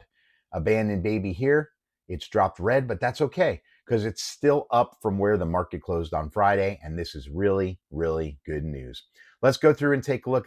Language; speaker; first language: English; native; English